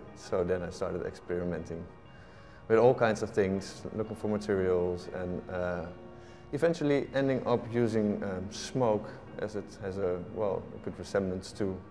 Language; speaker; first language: English; non-native, fluent; Dutch